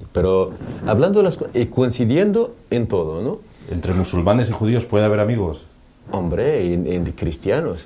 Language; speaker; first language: Spanish; non-native, fluent; Arabic